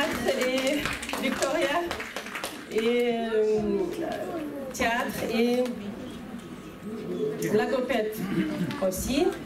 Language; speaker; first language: French; non-native, fluent; Chechen